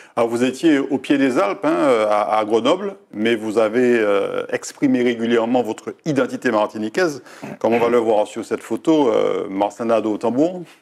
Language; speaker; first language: French; native; French